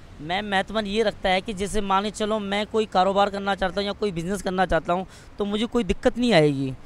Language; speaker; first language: Urdu; non-native, local second language; Sindhi